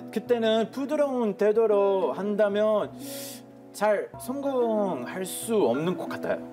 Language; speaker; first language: Korean; non-native, fluent; Hebrew